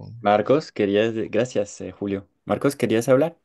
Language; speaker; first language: Spanish; non-native, fluent; French